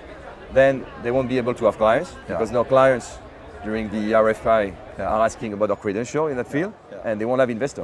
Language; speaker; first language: English; non-native, fluent; French